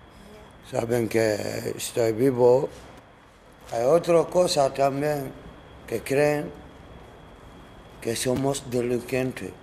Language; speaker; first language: Spanish; non-native, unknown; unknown